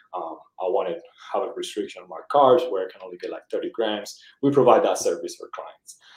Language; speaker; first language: English; early bilingual, other home language; Spanish